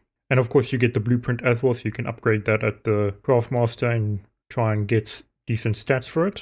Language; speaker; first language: English; native; English